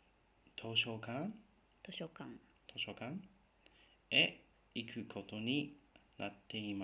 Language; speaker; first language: Japanese; non-native, fluent; English